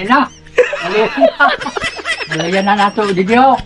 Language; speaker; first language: Filipino; non-native, local second language; Bikol